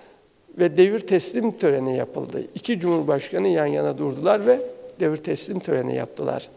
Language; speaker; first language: Turkish; native; Turkish